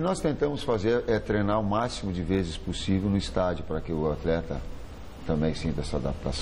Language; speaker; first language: Portuguese; native; Portuguese